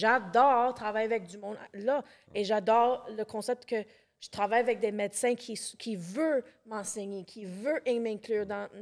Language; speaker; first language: French; non-native, local second language; English